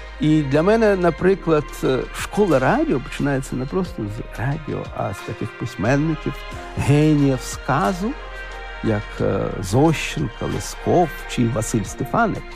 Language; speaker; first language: Ukrainian; non-native, local second language; Russian